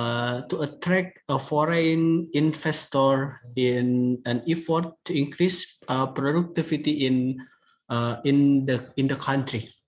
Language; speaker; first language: English; non-native, learner; Indonesian